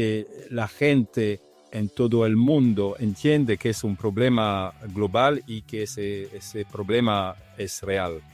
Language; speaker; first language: Spanish; non-native, fluent; Italian